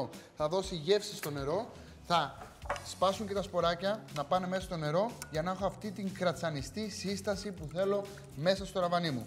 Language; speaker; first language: Greek; native; Greek